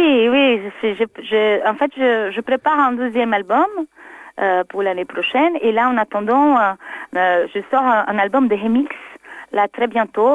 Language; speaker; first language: French; non-native, fluent; Portuguese